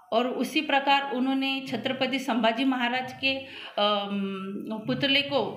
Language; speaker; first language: Hindi; non-native, local second language; Marathi